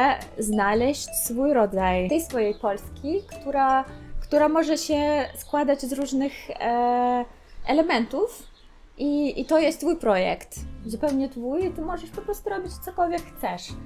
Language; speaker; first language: Polish; non-native, fluent; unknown